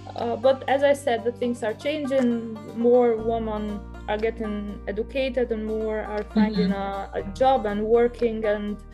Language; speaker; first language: English; non-native, fluent; Albanian